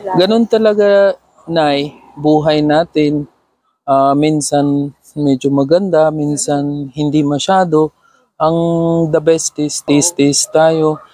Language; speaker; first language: Filipino; non-native, learner; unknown